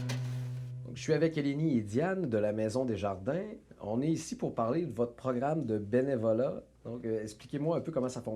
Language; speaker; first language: French; native; French